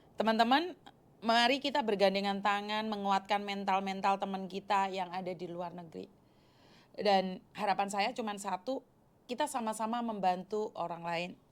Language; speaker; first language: Indonesian; non-native, local second language; Javanese